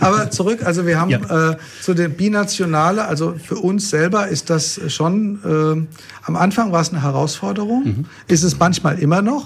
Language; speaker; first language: German; native; German